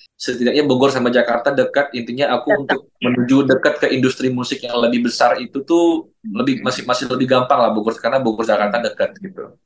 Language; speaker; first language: Indonesian; non-native, local second language; Minangkabau